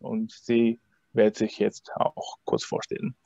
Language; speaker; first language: German; non-native, fluent; Chinese